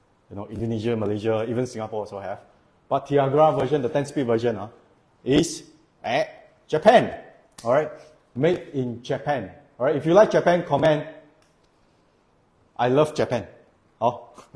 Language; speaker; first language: English; non-native, local second language; Chinese